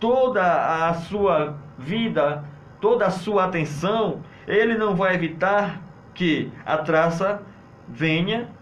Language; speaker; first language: Portuguese; native; Portuguese